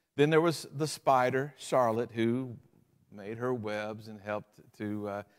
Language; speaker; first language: English; native; English